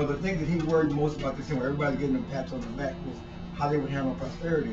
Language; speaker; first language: English; native; English